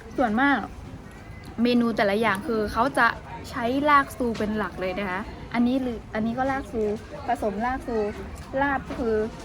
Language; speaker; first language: Thai; native; Thai